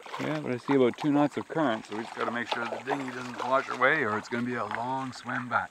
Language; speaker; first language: English; native; English